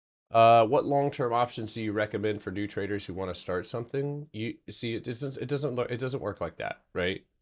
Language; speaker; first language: English; native; English